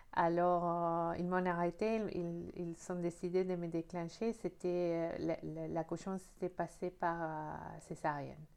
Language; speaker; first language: French; non-native, fluent; Spanish